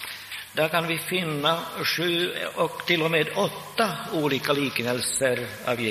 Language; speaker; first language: Swedish; non-native, local second language; Finnish